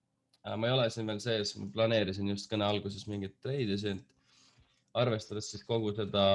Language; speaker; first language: Estonian; native; Estonian